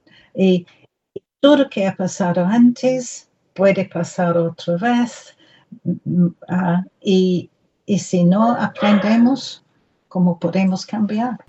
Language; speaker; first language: Spanish; non-native, learner; English